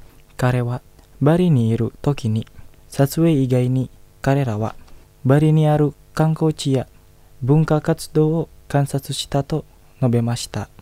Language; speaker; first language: Japanese; non-native, fluent; Indonesian